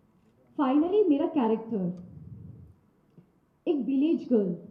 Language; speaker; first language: Hindi; non-native, local second language; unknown